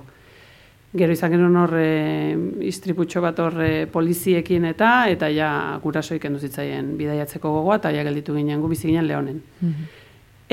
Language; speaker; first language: Basque; early bilingual, heritage; Spanish